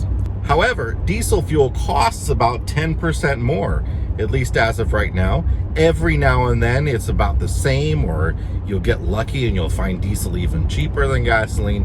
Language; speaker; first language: English; native; English